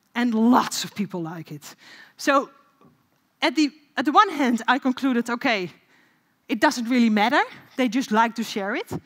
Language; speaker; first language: English; non-native, fluent; Dutch